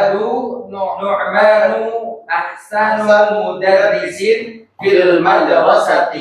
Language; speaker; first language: Arabic; non-native, learner; Indonesian